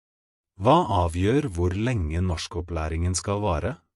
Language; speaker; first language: Norwegian; non-native, fluent; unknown